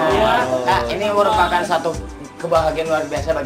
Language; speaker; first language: Indonesian; native; Indonesian